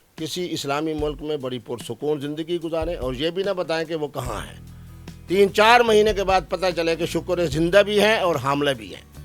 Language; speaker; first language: Urdu; non-native, local second language; Saraiki